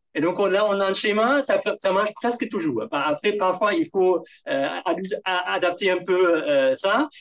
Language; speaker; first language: French; non-native, fluent; German